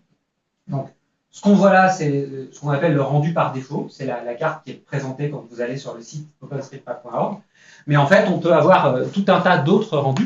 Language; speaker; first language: French; native; French